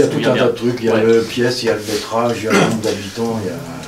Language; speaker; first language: French; native; French